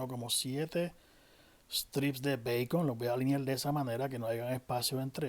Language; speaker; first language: Spanish; native; Spanish